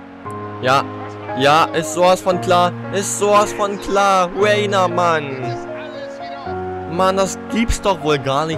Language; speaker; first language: German; native; German